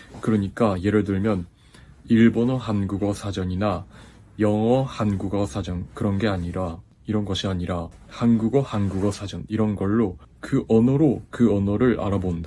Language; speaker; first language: Korean; non-native, fluent; Japanese